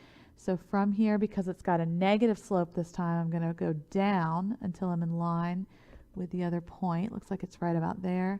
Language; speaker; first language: English; native; English